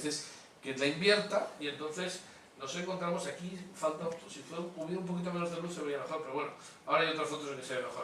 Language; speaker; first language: Spanish; native; Spanish